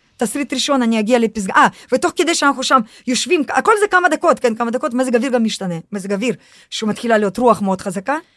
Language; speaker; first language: Hebrew; non-native, fluent; Russian